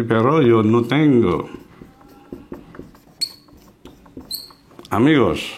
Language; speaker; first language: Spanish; non-native, fluent; Indonesian